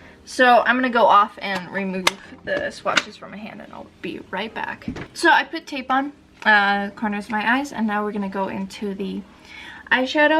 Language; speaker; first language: English; native; English